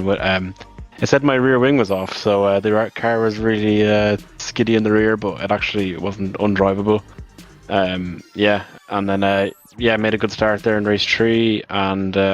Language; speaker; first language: English; native; English